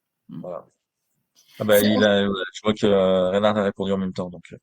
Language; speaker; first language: French; native; French